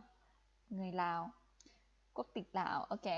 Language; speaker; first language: Vietnamese; non-native, fluent; Lao